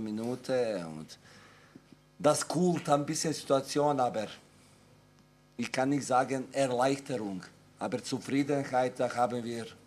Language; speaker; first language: German; non-native, fluent; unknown